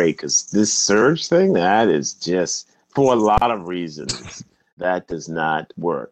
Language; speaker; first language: English; native; English